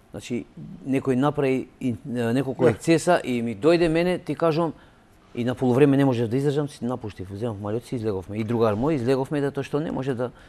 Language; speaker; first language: Macedonian; non-native, local second language; Albanian